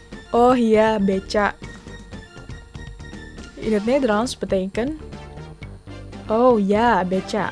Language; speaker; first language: Dutch; non-native, fluent; Indonesian